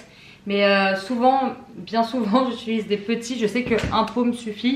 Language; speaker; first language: French; native; French